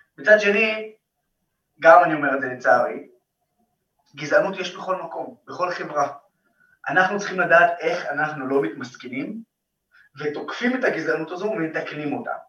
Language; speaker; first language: Hebrew; non-native, local second language; Arabic